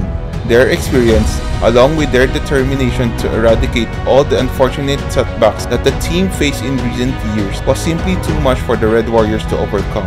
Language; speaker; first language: English; non-native, local second language; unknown